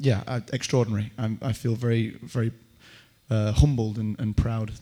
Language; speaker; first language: English; native; English